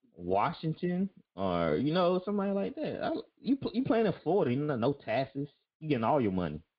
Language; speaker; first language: English; native; English